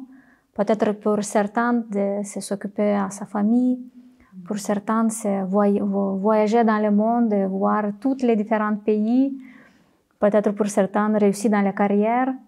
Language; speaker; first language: French; non-native, fluent; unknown